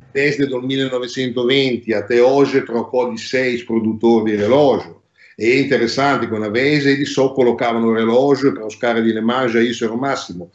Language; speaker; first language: Portuguese; non-native, fluent; Italian